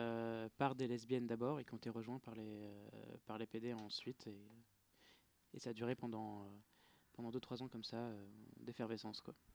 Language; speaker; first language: French; native; French